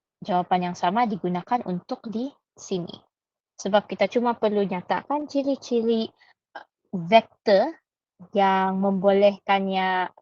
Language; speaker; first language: Malay; native; Malay